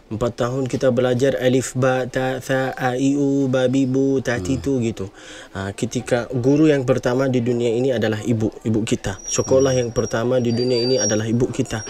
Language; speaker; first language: Indonesian; non-native, fluent; Arabic